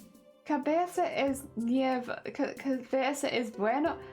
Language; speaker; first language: Spanish; non-native, learner; English